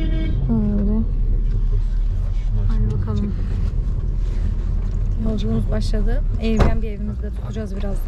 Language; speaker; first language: Turkish; native; Turkish